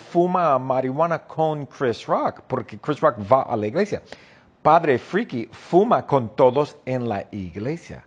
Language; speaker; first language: Spanish; non-native, fluent; English